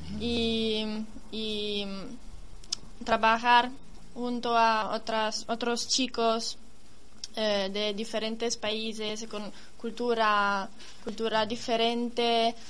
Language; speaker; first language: Spanish; non-native, learner; Italian